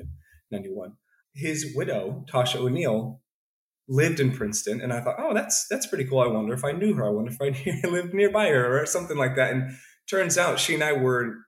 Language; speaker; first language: English; native; English